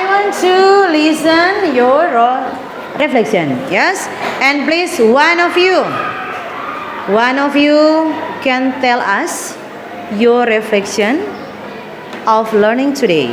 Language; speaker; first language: English; non-native, fluent; Indonesian